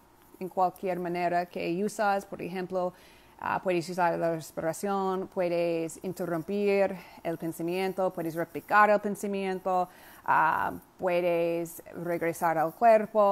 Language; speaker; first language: Spanish; non-native, fluent; English